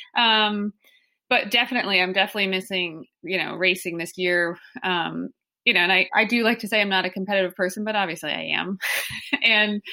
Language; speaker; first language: English; native; English